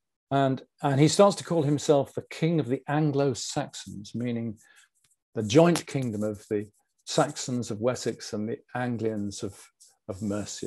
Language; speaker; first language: English; native; English